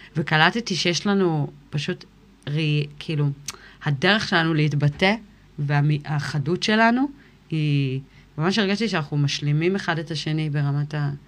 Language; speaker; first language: Hebrew; early bilingual, other home language; English